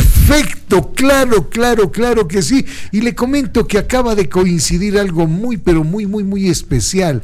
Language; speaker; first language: Spanish; native; Spanish